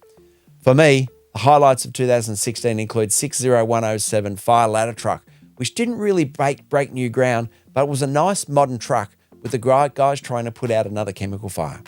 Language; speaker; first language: English; native; English